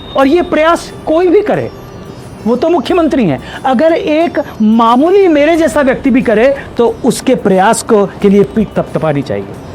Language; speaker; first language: Hindi; native; Hindi